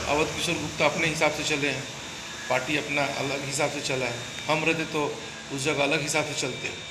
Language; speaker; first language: Hindi; non-native, local second language; Bangla